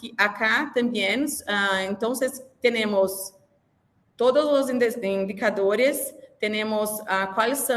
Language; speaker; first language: Spanish; non-native, learner; Portuguese